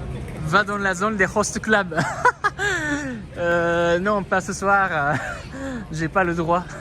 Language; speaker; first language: French; non-native, fluent; Japanese